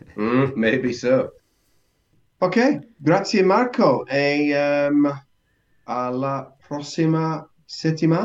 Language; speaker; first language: Italian; non-native, learner; English